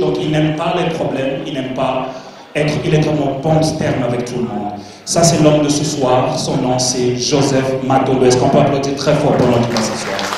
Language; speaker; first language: French; non-native, local second language; Lingala